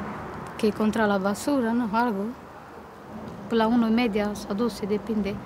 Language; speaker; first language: Spanish; non-native, learner; Romanian